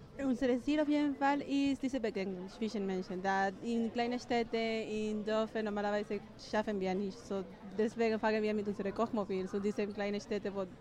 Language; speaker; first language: German; non-native, learner; Spanish